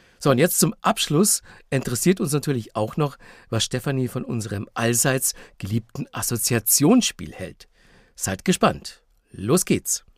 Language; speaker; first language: German; native; German